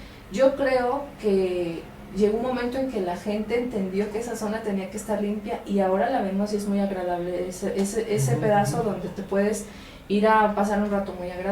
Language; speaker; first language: Spanish; native; Spanish